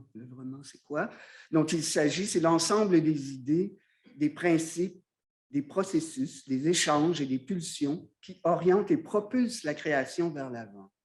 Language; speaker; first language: French; native; French